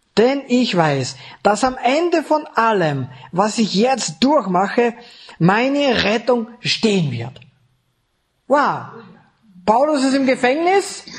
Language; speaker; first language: German; native; German